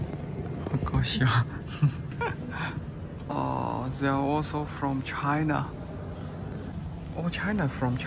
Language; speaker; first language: English; non-native, learner; Chinese